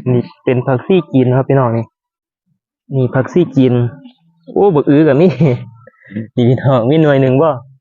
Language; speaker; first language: Thai; native; Thai